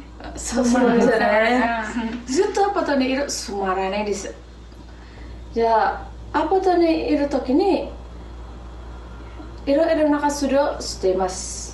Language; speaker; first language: Japanese; non-native, learner; Indonesian